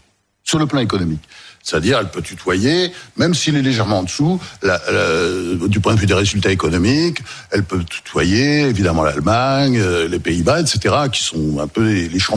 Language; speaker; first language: French; native; French